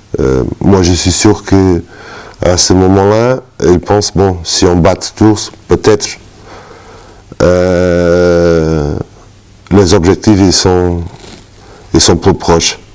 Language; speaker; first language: French; non-native, fluent; Portuguese